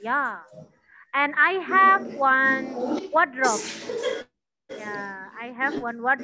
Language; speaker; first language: English; non-native, learner; Indonesian